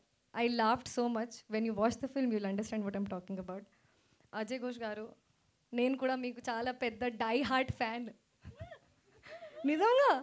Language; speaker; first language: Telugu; non-native, fluent; Hindi